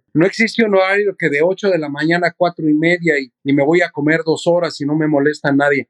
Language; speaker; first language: Spanish; native; Spanish